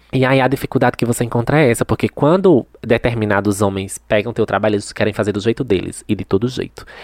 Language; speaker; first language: Portuguese; native; Portuguese